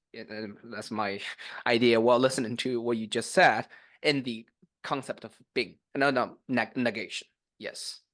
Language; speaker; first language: English; non-native, fluent; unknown